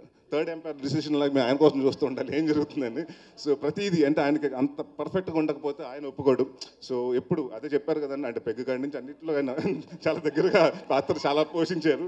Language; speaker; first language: Telugu; native; Telugu